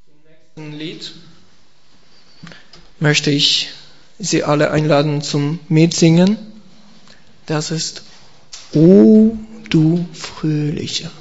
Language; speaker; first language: German; non-native, learner; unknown